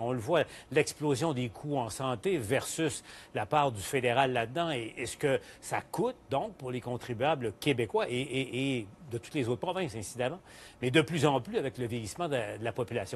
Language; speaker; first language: French; native; French